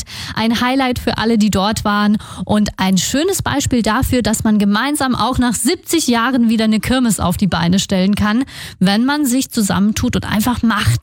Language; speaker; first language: German; native; German